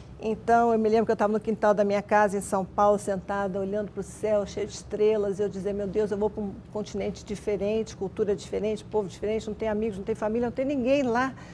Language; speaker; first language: Portuguese; native; Portuguese